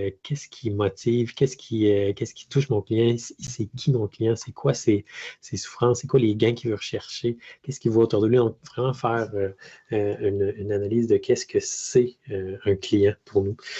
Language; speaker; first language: French; native; French